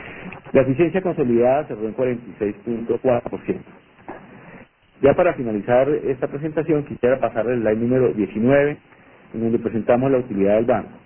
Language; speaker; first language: Spanish; native; Spanish